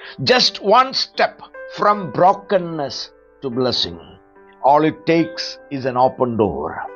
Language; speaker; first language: English; non-native, local second language; Malayalam